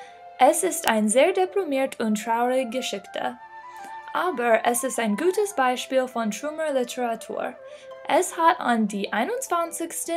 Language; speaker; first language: German; non-native, learner; English